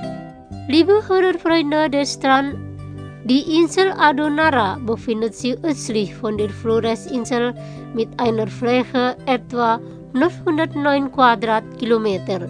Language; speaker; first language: German; non-native, fluent; Indonesian